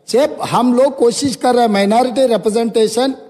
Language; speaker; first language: Hindi; non-native, local second language; Telugu